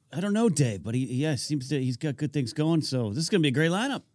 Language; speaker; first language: English; native; English